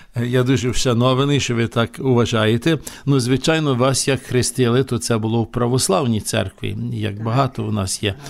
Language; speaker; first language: Ukrainian; early bilingual, heritage; Ukrainian